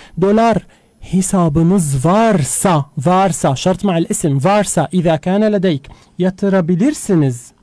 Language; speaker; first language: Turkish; non-native, fluent; Arabic